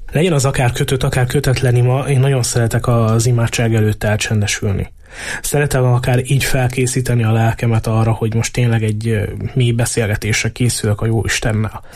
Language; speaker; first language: Hungarian; native; Hungarian